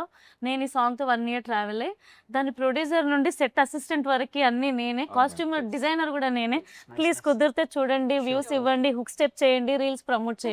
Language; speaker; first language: Telugu; native; Telugu